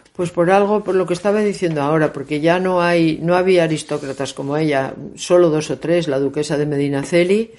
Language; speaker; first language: Spanish; native; Spanish